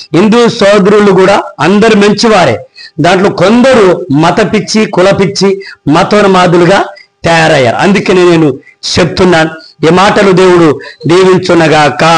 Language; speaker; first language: Telugu; non-native, local second language; Koya